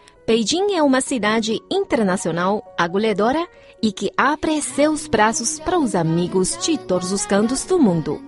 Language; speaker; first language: Portuguese; non-native, fluent; Chinese